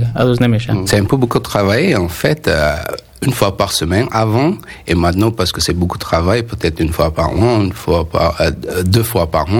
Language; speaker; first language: French; non-native, learner; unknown